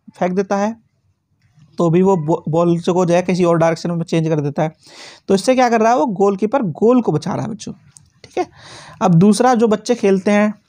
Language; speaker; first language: Hindi; native; Hindi